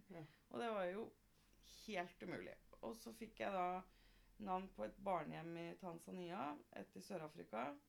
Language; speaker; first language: Norwegian; native; Norwegian